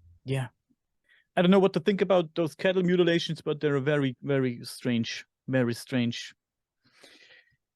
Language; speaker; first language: English; non-native, fluent; German